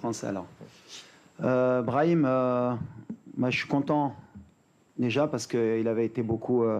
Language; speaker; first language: French; native; French